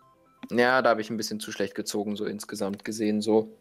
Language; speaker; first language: German; native; German